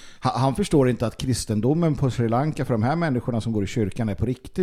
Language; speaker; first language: Swedish; native; Swedish